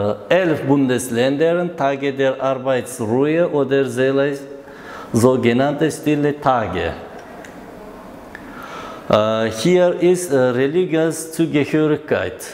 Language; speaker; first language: German; non-native, learner; Uzbek